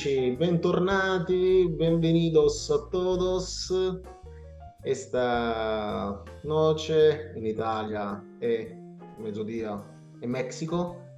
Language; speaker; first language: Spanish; non-native, learner; Italian